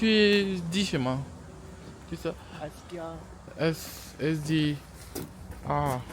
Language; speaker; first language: Chinese; non-native, learner; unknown